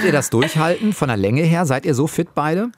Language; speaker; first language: German; native; German